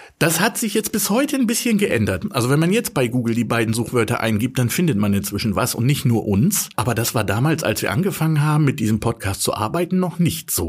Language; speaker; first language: German; native; German